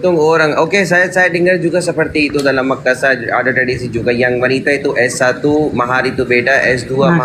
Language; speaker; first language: Indonesian; non-native, learner; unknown